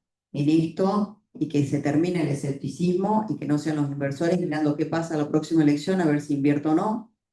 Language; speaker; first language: Spanish; native; Spanish